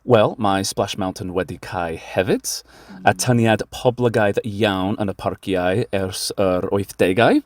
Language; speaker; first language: Welsh; non-native, learner; English